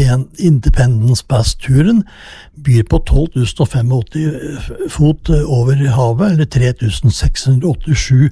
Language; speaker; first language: Norwegian; native; Norwegian